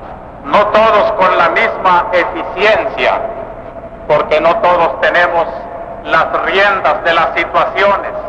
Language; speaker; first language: Spanish; native; Spanish